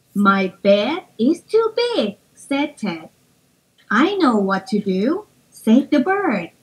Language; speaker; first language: English; non-native, fluent; Thai